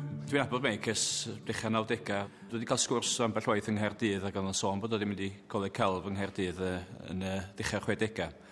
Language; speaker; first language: Welsh; native; Welsh